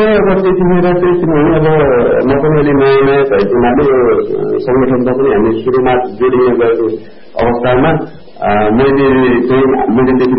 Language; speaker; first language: Nepali; native; Nepali